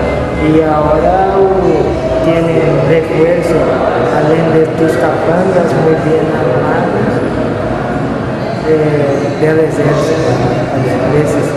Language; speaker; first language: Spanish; non-native, learner; Portuguese